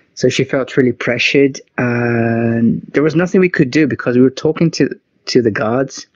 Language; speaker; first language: English; non-native, fluent; Portuguese